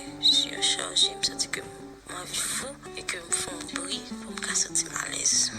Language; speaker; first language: Haitian Creole; native; Haitian Creole